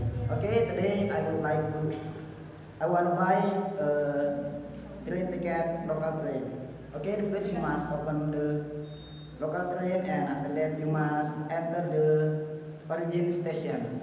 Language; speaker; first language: English; non-native, learner; Indonesian